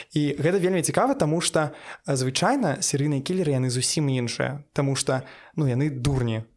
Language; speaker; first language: Belarusian; non-native, local second language; Russian